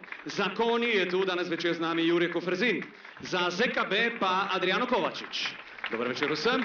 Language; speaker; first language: Slovenian; native; Slovenian